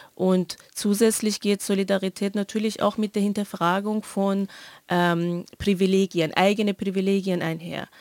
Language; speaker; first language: German; non-native, fluent; Persian